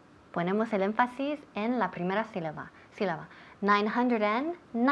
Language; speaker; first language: Spanish; non-native, fluent; English